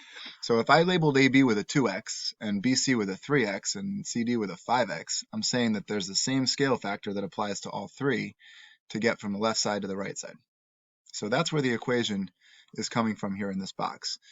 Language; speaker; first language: English; native; English